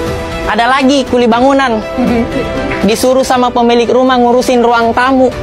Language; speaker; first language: Indonesian; native; Indonesian